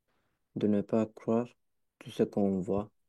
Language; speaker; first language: French; non-native, learner; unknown